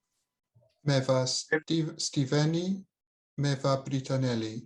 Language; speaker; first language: Georgian; non-native, learner; English